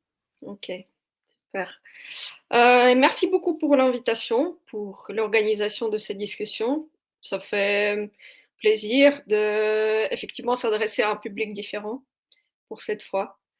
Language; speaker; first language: French; non-native, fluent; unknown